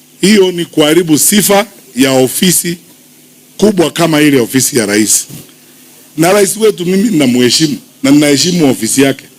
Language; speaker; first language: Swahili; non-native, local second language; Gusii